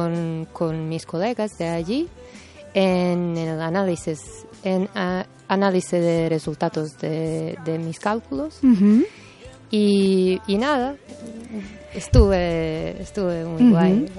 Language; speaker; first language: Spanish; non-native, fluent; Serbian